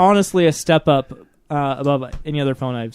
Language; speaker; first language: English; native; English